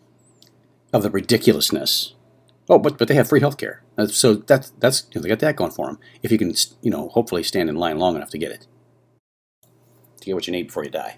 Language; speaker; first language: English; native; English